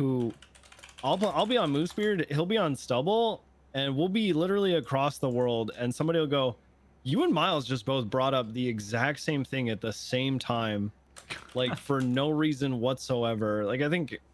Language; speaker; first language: English; native; English